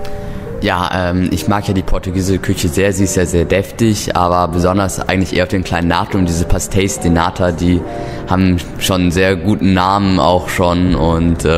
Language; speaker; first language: German; native; German